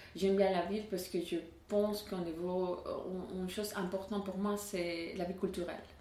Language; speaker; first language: French; non-native, learner; Spanish